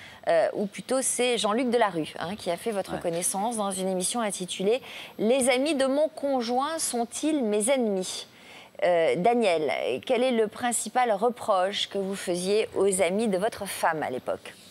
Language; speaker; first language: French; native; French